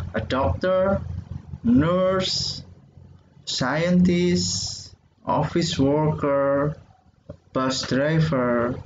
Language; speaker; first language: English; non-native, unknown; Indonesian